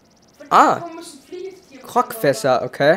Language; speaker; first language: German; native; German